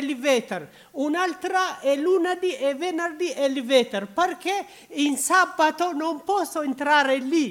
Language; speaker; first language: Italian; non-native, learner; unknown